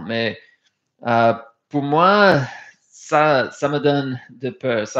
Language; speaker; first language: French; non-native, fluent; English